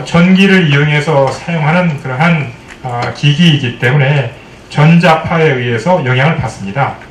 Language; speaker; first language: Korean; native; Korean